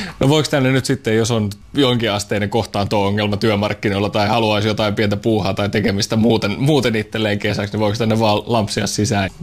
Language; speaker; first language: Finnish; native; Finnish